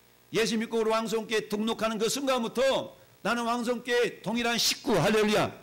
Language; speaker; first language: Korean; native; Korean